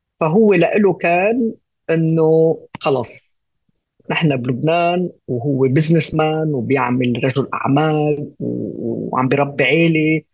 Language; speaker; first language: Arabic; native; Arabic